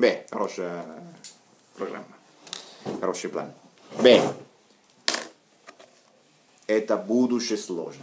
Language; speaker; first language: Russian; non-native, fluent; Italian